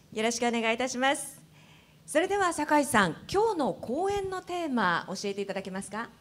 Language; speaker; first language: Japanese; native; Japanese